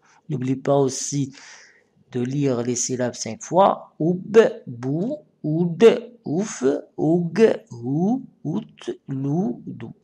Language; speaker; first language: French; non-native, local second language; Arabic